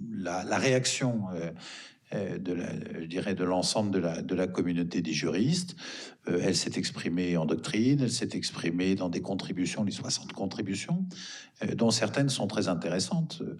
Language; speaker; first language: French; native; French